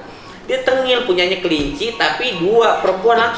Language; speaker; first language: Indonesian; native; Indonesian